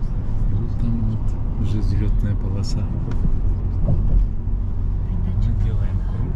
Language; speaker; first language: Russian; non-native, local second language; Kyrgyz